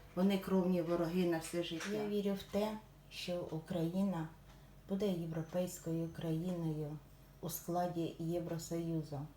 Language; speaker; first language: Ukrainian; non-native, local second language; Russian